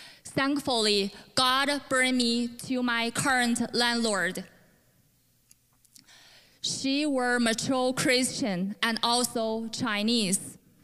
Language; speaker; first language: English; non-native, fluent; Chinese